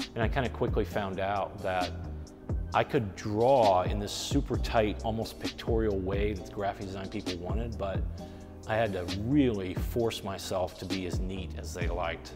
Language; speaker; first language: English; native; English